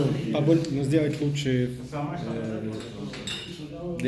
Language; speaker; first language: Russian; non-native, learner; Arabic